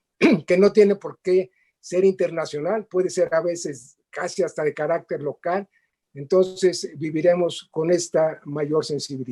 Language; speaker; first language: Spanish; native; Spanish